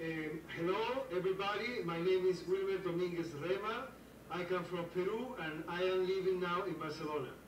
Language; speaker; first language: English; non-native, learner; Spanish